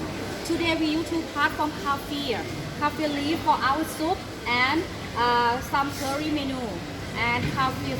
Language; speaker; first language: English; non-native, learner; Thai